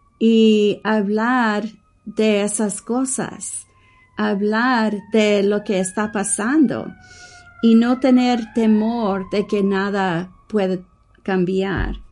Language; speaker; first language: Spanish; non-native, learner; English